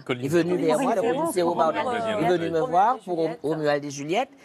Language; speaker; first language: French; native; French